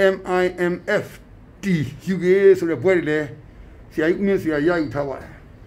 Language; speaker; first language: Burmese; native; Burmese